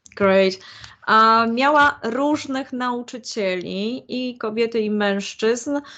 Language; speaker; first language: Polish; native; Polish